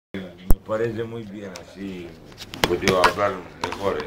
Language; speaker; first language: Spanish; non-native, learner; Romanian